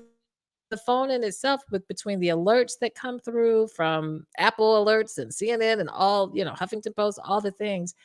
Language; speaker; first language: English; native; English